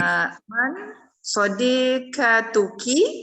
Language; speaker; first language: Arabic; non-native, learner; Malay